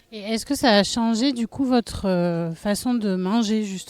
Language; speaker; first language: French; native; French